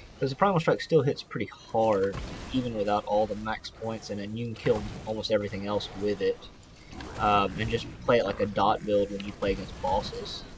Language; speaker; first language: English; native; English